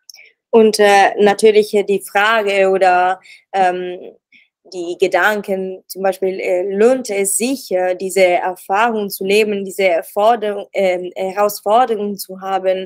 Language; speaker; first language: German; non-native, learner; Italian